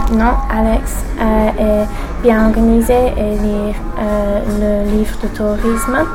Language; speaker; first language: French; non-native, learner; English